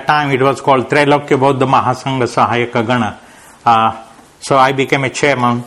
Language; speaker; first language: English; non-native, local second language; Marathi